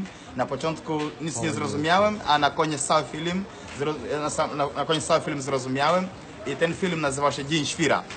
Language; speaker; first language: Polish; non-native, learner; Swahili